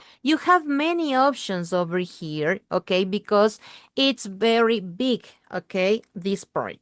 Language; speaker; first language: English; non-native, learner; Spanish